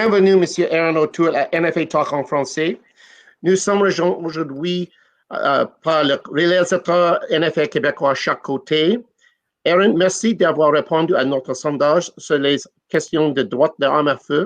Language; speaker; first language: French; non-native, local second language; English